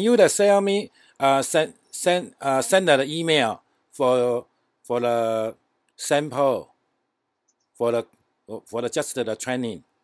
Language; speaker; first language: English; non-native, learner; Chinese